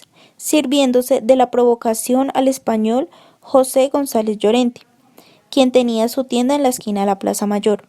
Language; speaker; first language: Spanish; native; Spanish